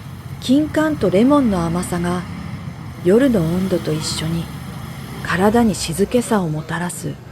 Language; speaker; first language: Japanese; native; Japanese